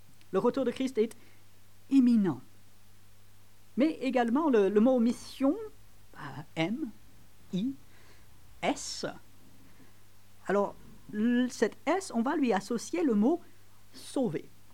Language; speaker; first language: French; non-native, fluent; English